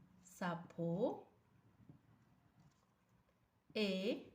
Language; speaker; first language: French; non-native, fluent; Arabic